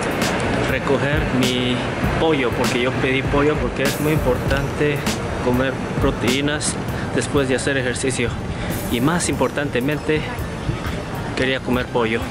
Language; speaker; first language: Spanish; non-native, fluent; Korean